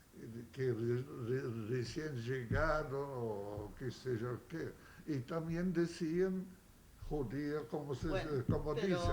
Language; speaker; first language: Spanish; non-native, fluent; Yiddish